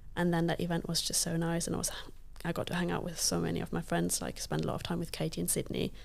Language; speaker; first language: English; non-native, fluent; Luxembourgish